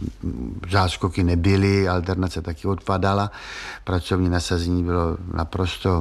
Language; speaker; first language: Czech; native; Czech